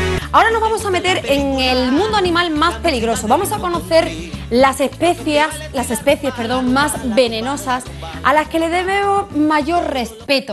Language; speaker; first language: Spanish; native; Spanish